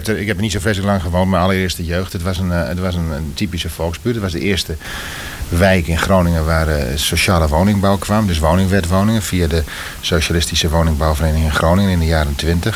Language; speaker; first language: Dutch; native; Dutch